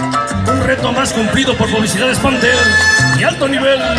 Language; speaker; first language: Spanish; native; Spanish